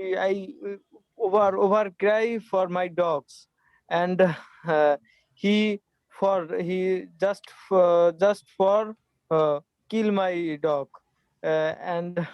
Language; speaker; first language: English; non-native, learner; Hindi